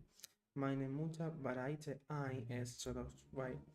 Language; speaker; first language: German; non-native, learner; Spanish